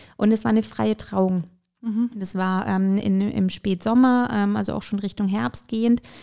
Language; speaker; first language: German; early bilingual, other home language; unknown